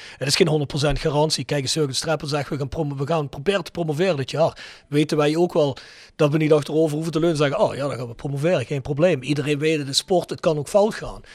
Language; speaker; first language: Dutch; native; Dutch